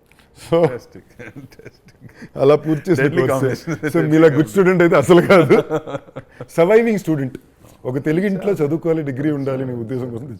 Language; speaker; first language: Telugu; native; Telugu